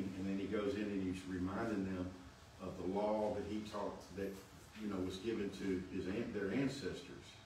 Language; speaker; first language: English; native; English